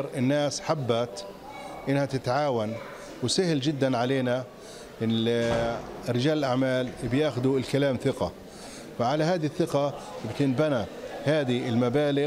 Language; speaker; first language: Arabic; native; Arabic